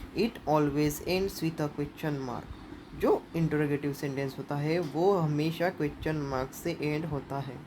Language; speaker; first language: Hindi; non-native, local second language; Marathi